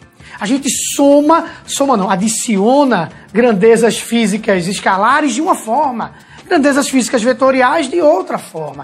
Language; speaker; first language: Portuguese; native; Portuguese